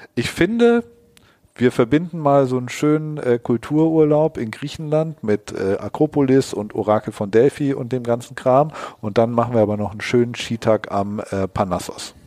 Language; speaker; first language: German; native; German